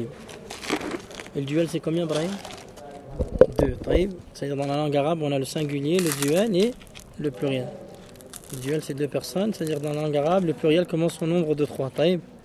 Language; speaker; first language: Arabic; early bilingual, heritage; Arabic